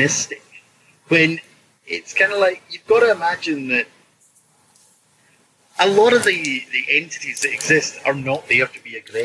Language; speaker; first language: English; native; English